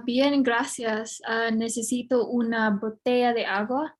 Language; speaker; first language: Spanish; non-native, learner; English